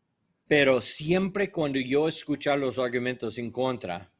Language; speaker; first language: Spanish; non-native, learner; English